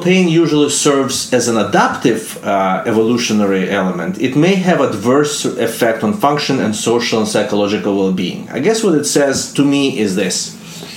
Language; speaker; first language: English; non-native, fluent; Russian